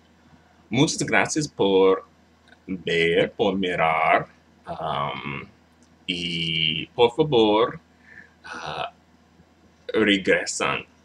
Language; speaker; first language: Spanish; non-native, learner; English